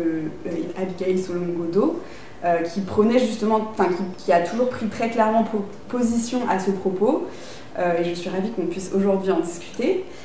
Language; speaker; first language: French; native; French